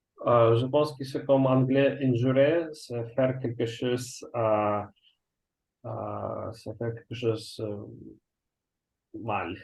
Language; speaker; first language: French; non-native, learner; Russian